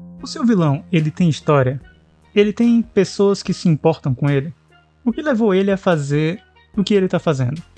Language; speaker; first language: Portuguese; native; Portuguese